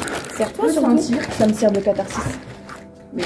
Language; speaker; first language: French; native; French